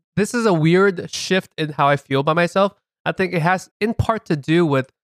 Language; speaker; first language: English; native; English